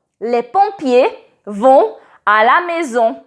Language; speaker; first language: French; non-native, fluent; Polish